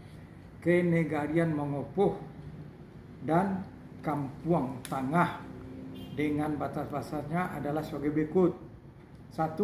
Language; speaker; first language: Indonesian; non-native, local second language; Minangkabau